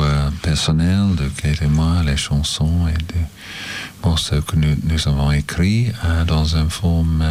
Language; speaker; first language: French; non-native, learner; English